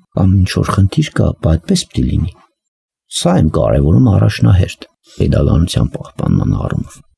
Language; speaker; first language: Armenian; native; Armenian